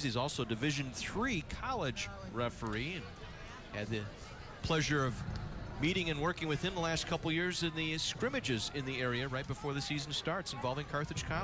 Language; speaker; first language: English; native; English